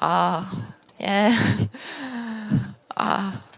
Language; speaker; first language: English; non-native, learner; Korean